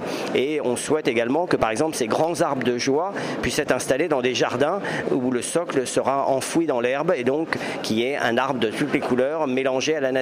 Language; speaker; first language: French; native; French